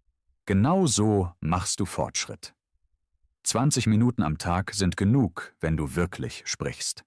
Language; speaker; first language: German; non-native, fluent; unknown